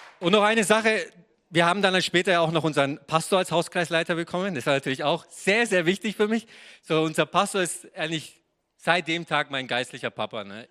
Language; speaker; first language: German; non-native, fluent; Serbian